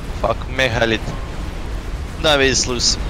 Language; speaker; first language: English; non-native, learner; Russian